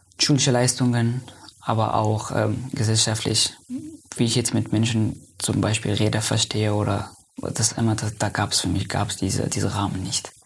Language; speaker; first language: German; non-native, fluent; Persian